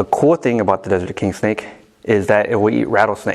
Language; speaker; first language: English; native; English